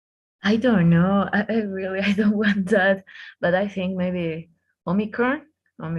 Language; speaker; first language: English; non-native, learner; Spanish